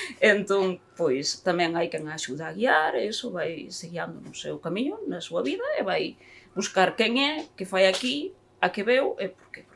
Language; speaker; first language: Galician; native; Galician